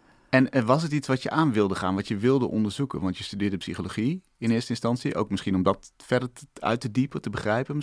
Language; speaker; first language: Dutch; native; Dutch